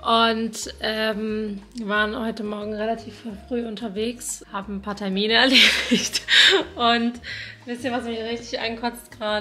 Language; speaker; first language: German; native; German